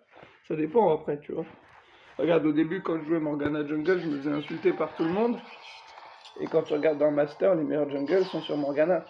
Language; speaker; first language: French; native; French